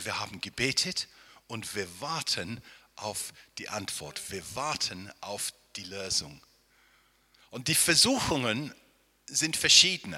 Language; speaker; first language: German; non-native, fluent; English